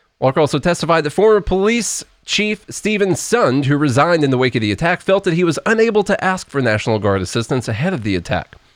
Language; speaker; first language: English; native; English